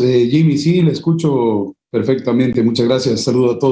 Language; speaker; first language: Spanish; native; Spanish